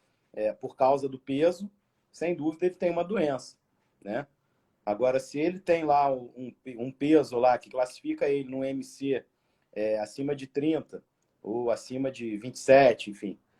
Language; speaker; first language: Portuguese; native; Portuguese